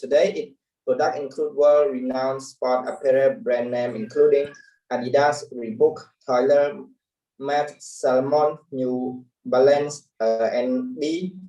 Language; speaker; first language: English; non-native, learner; Khmer